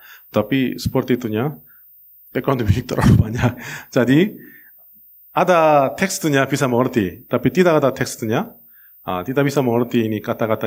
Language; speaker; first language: Indonesian; non-native, learner; Korean